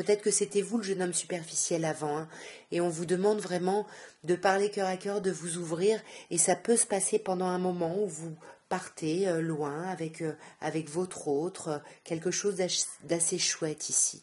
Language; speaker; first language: French; native; French